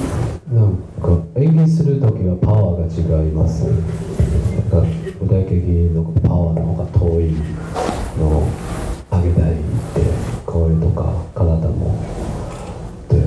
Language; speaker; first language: Japanese; non-native, learner; Chinese